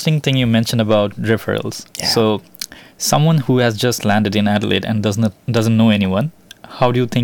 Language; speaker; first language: English; non-native, local second language; Bangla